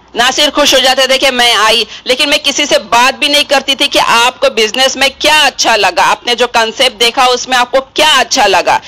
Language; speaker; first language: Hindi; non-native, local second language; Urdu